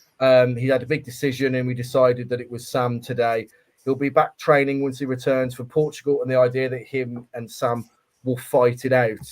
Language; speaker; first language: English; native; English